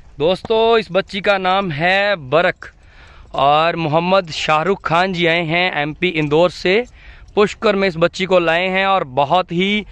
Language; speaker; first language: Hindi; non-native, local second language; Punjabi